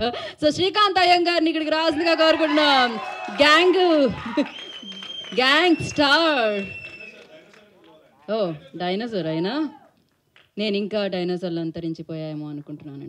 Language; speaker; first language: Telugu; native; Telugu